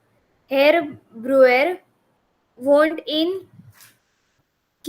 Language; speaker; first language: German; non-native, learner; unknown